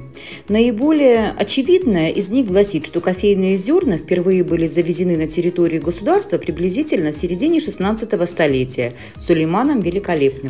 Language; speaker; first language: Russian; native; Russian